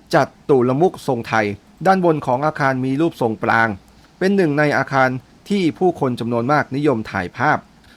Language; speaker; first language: Thai; native; Thai